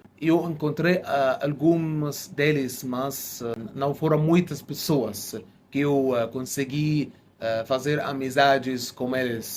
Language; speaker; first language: Portuguese; non-native, fluent; Arabic